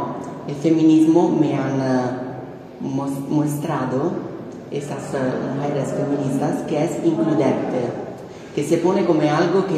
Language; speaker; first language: Spanish; non-native, fluent; Italian